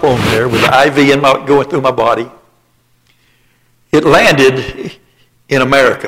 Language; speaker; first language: English; native; English